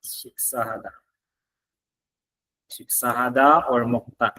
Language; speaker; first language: Korean; non-native, learner; Filipino